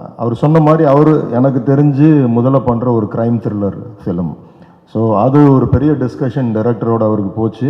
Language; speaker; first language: Tamil; native; Tamil